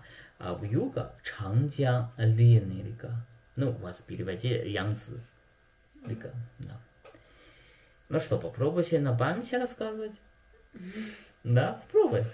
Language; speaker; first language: Russian; non-native, learner; Chinese